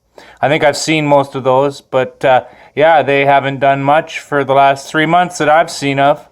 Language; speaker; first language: English; native; English